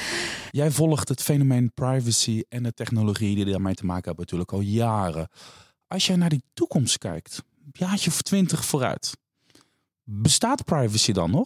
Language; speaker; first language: Dutch; native; Dutch